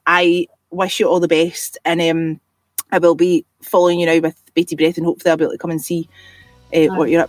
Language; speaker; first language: English; native; English